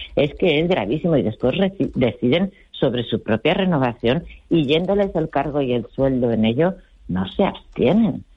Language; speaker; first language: Spanish; native; Spanish